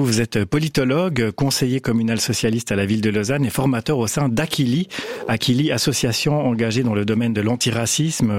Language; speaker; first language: French; native; French